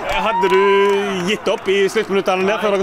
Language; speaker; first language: Norwegian; native; Norwegian